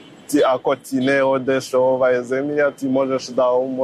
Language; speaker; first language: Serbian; non-native, learner; Rundi